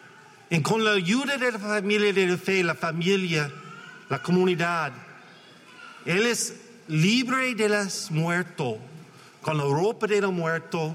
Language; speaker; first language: Spanish; non-native, learner; English